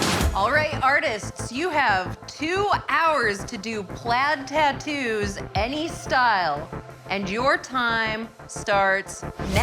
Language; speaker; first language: English; native; English